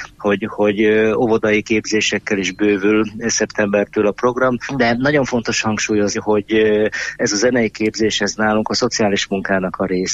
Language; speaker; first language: Hungarian; native; Hungarian